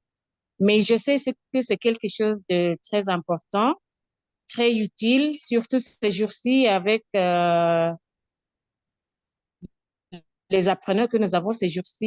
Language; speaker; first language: French; non-native, fluent; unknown